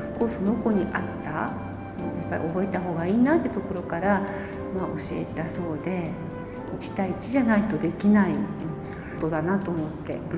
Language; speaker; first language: Japanese; native; Japanese